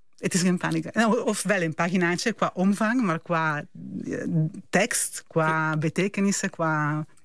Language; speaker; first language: Dutch; non-native, fluent; Italian